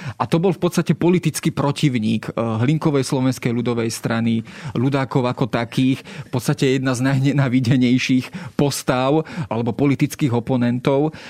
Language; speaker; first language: Slovak; native; Slovak